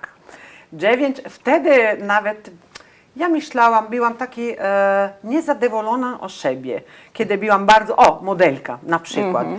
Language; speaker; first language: Polish; non-native, learner; Italian